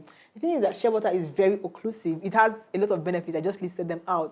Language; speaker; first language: English; non-native, local second language; Igbo